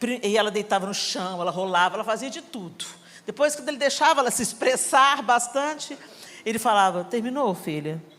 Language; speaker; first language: Portuguese; native; Portuguese